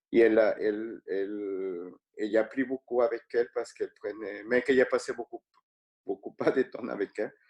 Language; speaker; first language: French; non-native, fluent; Spanish